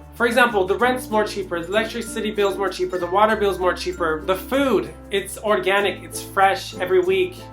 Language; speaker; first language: English; native; English